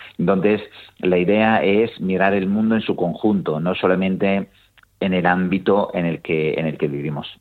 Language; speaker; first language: Spanish; non-native, fluent; Italian